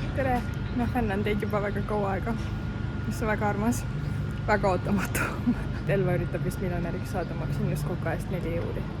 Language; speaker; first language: Estonian; native; Estonian